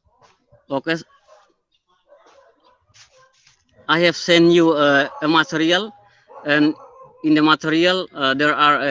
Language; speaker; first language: English; non-native, learner; Indonesian